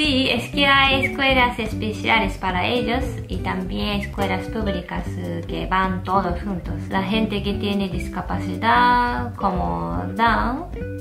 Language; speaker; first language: Spanish; non-native, fluent; Japanese